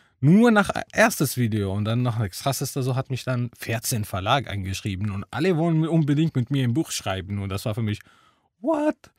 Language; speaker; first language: German; non-native, fluent; Arabic